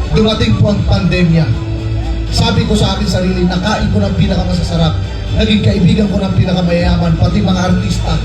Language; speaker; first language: Filipino; native; Filipino